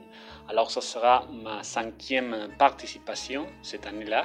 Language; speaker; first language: French; non-native, fluent; Spanish